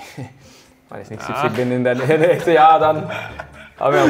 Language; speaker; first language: German; non-native, learner; Danish